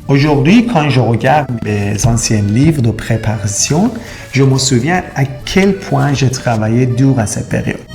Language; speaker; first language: French; non-native, fluent; Persian